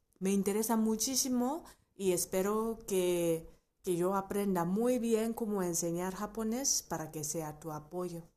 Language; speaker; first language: Spanish; non-native, fluent; Japanese